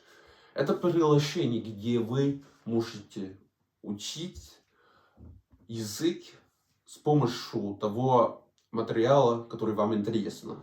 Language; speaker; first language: Russian; non-native, fluent; Danish